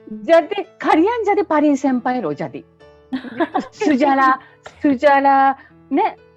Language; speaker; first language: Indonesian; non-native, fluent; Japanese